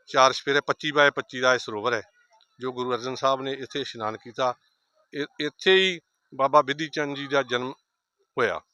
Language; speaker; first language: Punjabi; native; Punjabi